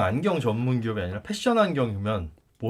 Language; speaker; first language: Korean; native; Korean